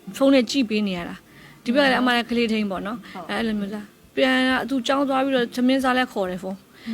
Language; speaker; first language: Burmese; non-native, local second language; S'gaw Karen